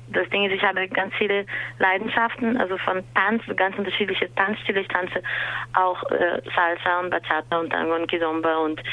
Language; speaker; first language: German; non-native, fluent; Portuguese